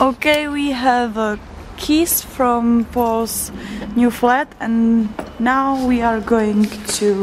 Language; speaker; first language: English; non-native, learner; Czech